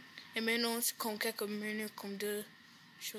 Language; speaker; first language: French; non-native, learner; English